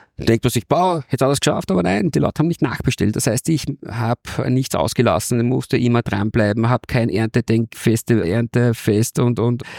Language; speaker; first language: German; native; German